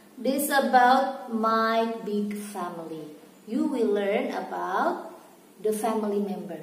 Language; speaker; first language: English; non-native, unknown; Indonesian